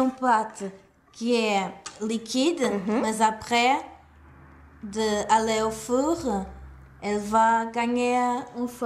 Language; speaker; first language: French; non-native, fluent; Portuguese